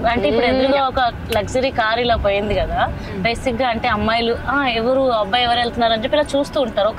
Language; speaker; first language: Telugu; native; Telugu